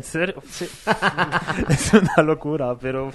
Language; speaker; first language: Spanish; non-native, fluent; French